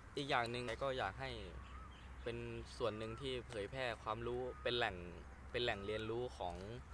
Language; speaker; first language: Thai; native; Thai